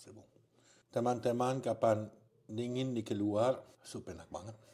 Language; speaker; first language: Indonesian; non-native, learner; French